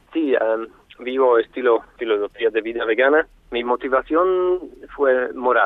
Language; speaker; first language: Spanish; non-native, fluent; Slovak